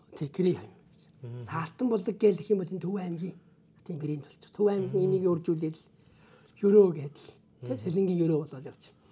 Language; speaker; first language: Mongolian; native; Mongolian